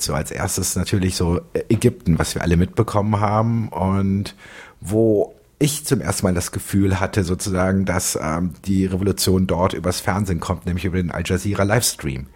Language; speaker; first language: German; native; German